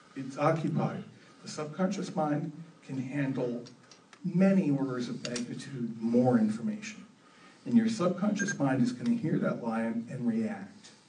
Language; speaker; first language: English; native; English